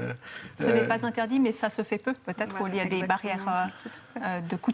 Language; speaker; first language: French; native; French